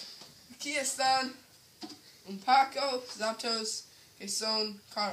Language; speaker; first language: Spanish; non-native, learner; English